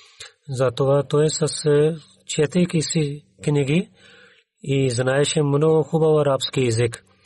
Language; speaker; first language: Bulgarian; non-native, learner; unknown